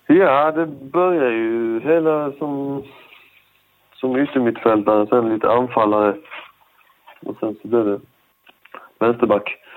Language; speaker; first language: Swedish; early bilingual, other home language; Persian